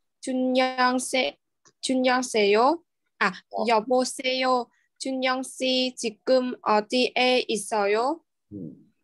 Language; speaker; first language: Korean; non-native, learner; Vietnamese